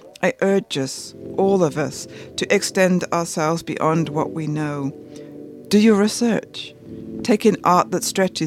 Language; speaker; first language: English; native; English